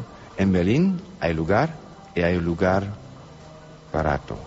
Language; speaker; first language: Spanish; non-native, learner; German